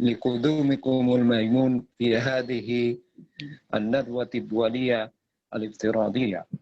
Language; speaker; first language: Arabic; non-native, fluent; Bangla